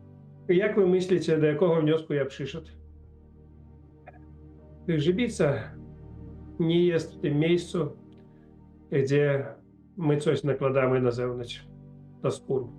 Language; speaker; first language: Polish; non-native, learner; Russian